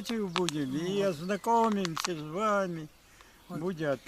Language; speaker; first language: Russian; native; Russian